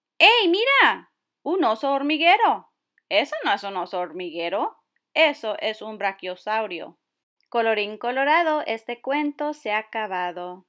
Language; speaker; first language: Spanish; early bilingual, heritage; Spanish